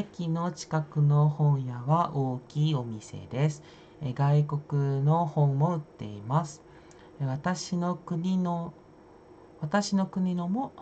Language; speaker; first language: Japanese; non-native, fluent; Indonesian